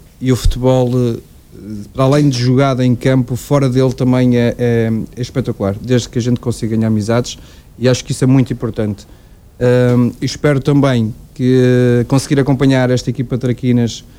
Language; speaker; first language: Portuguese; native; Portuguese